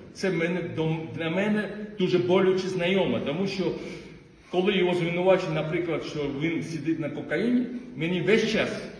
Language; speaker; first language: Ukrainian; non-native, fluent; Georgian